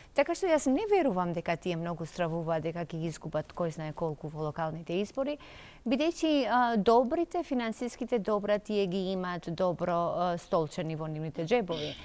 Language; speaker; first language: Macedonian; non-native, local second language; Albanian